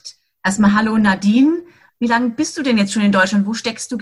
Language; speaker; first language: German; native; German